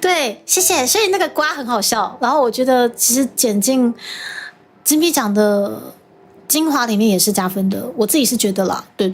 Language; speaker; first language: Chinese; native; Chinese